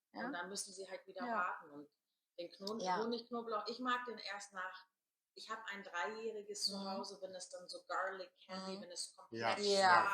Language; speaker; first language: German; native; German